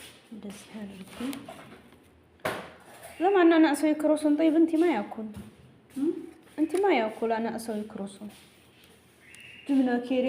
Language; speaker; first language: Arabic; non-native, learner; Amharic